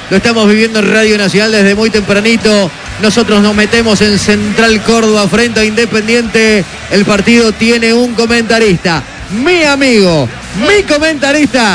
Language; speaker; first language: Spanish; native; Spanish